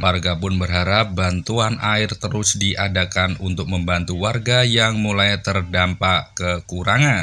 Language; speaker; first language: Indonesian; native; Indonesian